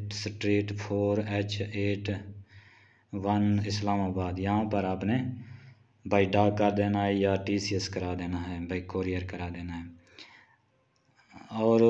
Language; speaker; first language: Urdu; non-native, local second language; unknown